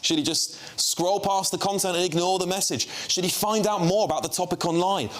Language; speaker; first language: English; native; English